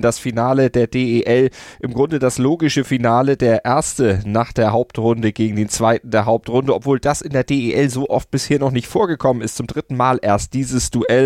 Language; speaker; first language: German; native; German